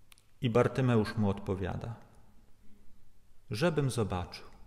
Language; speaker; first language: Polish; native; Polish